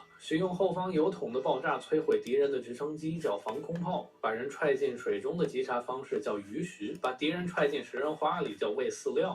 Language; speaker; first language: Chinese; native; Chinese